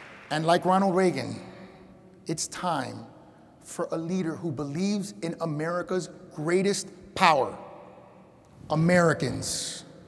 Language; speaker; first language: English; native; English